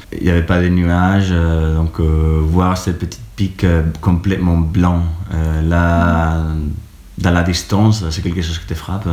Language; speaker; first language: French; non-native, fluent; Spanish